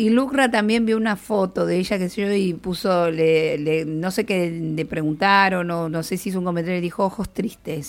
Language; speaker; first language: Spanish; native; Spanish